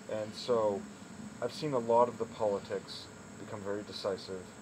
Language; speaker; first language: English; native; English